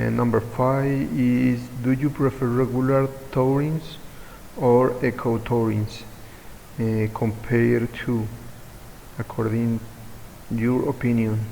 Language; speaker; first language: English; non-native, learner; Spanish